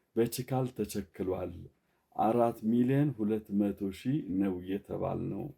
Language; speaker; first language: Amharic; native; Amharic